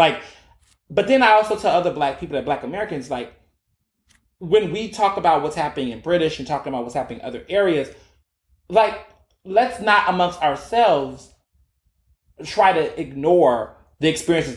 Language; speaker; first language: English; native; English